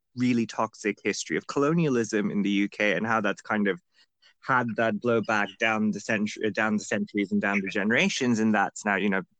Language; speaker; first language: English; non-native, local second language; Bangla